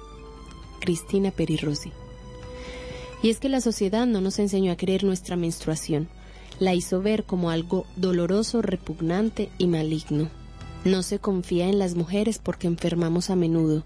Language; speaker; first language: Spanish; native; Spanish